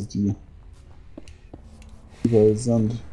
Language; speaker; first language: German; native; German